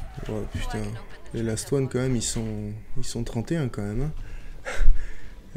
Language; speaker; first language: French; native; French